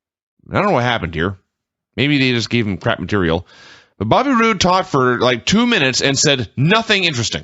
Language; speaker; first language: English; native; English